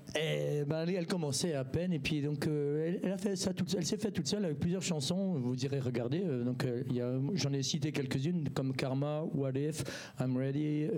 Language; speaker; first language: English; non-native, learner; French